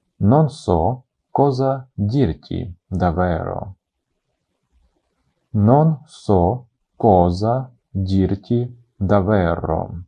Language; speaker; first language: Italian; non-native, fluent; Ukrainian